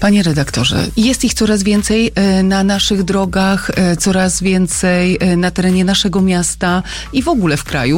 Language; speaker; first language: Polish; native; Polish